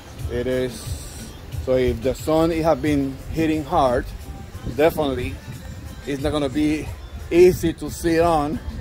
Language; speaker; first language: English; non-native, local second language; Spanish